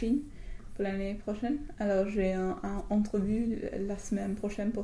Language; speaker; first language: French; non-native, fluent; English